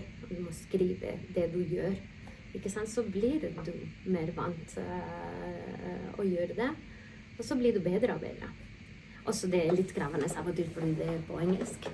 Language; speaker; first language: Norwegian; non-native, fluent; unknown